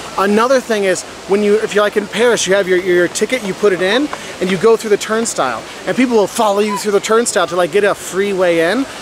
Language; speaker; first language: English; native; English